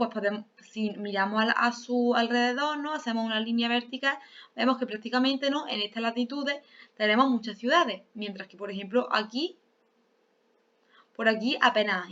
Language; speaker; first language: Spanish; native; Spanish